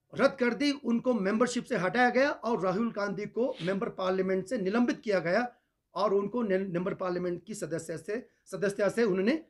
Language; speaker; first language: Hindi; non-native, local second language; Ladakhi